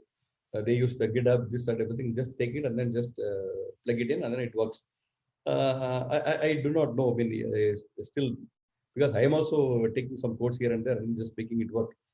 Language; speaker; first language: English; non-native, local second language; Tamil